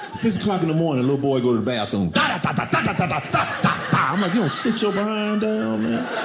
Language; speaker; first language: English; native; English